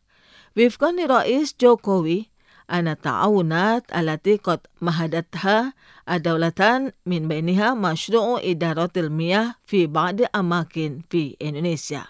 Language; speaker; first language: Arabic; non-native, fluent; Indonesian